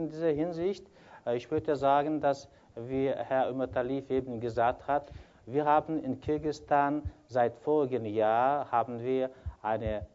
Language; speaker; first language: German; non-native, fluent; Kyrgyz